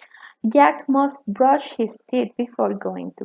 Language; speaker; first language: English; non-native, learner; Spanish